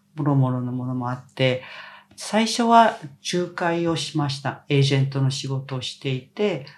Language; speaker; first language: Japanese; non-native, fluent; Korean